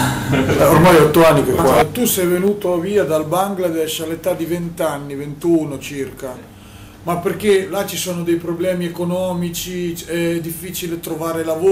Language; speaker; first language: Italian; native; Italian